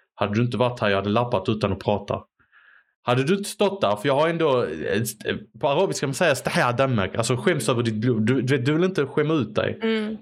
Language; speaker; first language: Swedish; early bilingual, other home language; Arabic